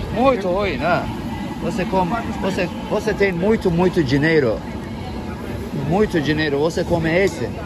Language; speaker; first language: Portuguese; non-native, learner; Turkish